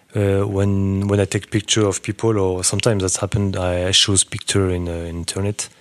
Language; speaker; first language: English; non-native, learner; French